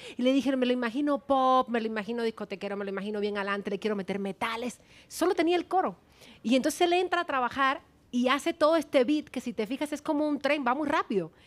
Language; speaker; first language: Spanish; native; Spanish